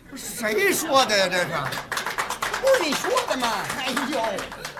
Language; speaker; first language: Chinese; non-native, fluent; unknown